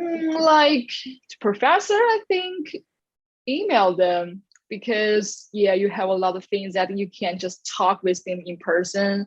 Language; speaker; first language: English; non-native, learner; Chinese